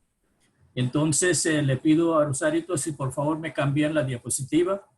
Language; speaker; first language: Spanish; non-native, fluent; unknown